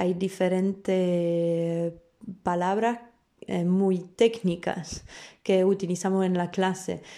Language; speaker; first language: Spanish; non-native, fluent; Polish